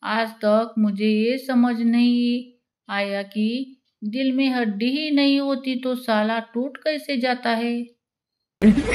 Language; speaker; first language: Hindi; non-native, local second language; Marathi